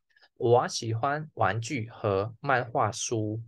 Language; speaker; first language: Chinese; non-native, fluent; Khmer